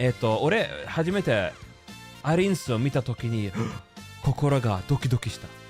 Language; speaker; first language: Japanese; non-native, learner; English